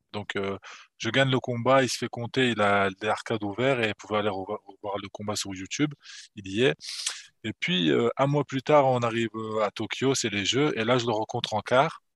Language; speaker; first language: French; early bilingual, other home language; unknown